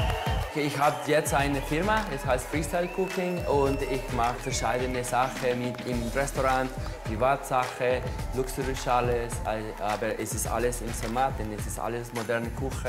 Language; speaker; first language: German; non-native, learner; Spanish